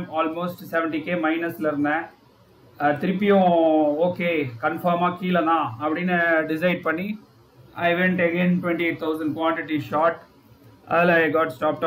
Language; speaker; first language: Tamil; native; Tamil